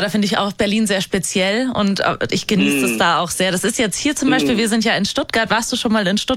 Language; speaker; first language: German; native; German